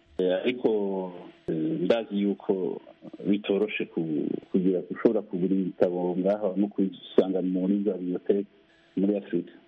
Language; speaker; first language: Rundi; native; Rundi